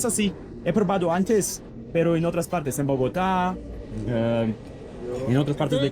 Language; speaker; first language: Spanish; non-native, fluent; Russian